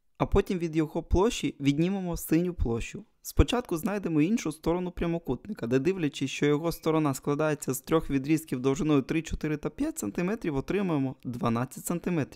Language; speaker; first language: Ukrainian; non-native, local second language; Russian